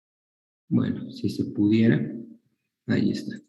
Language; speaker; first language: Spanish; native; Spanish